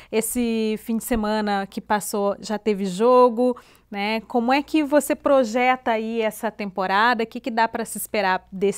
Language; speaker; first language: Portuguese; native; Portuguese